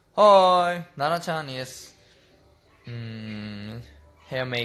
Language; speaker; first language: English; non-native, learner; Korean